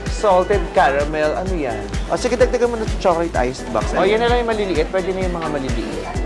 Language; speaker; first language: Filipino; native; Filipino